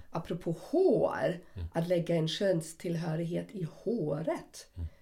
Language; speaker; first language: Swedish; non-native, fluent; German